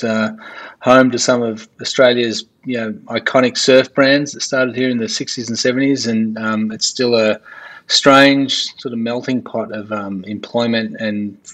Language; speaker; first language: English; native; English